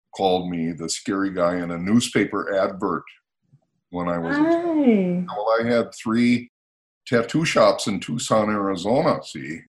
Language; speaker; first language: English; native; English